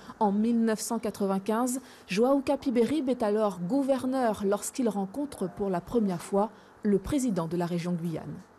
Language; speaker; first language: French; native; French